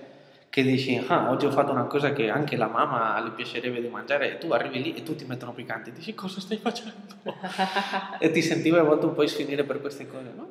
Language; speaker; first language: Italian; non-native, fluent; Spanish